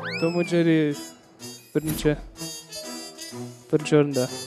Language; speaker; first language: Chinese; non-native, learner; Kazakh